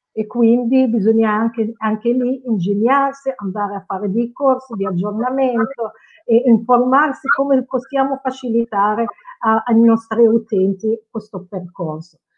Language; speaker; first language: Italian; non-native, fluent; Arabic